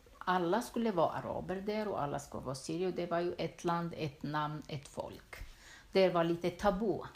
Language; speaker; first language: Swedish; non-native, fluent; Turoyo